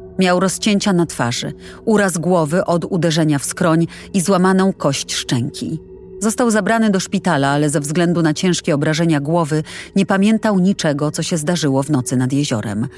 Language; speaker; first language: Polish; native; Polish